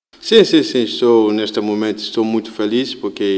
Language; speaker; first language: Portuguese; non-native, learner; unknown